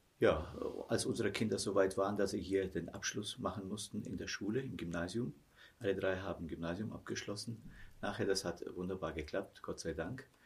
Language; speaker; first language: German; early bilingual, heritage; German